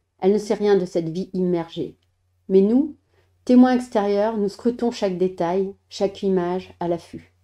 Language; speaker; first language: French; native; French